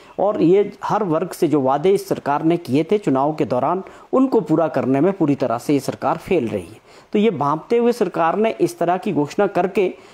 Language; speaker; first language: Hindi; native; Hindi